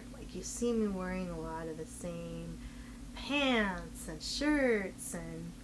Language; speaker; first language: English; native; English